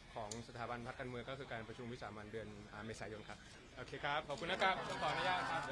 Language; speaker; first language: Thai; native; Thai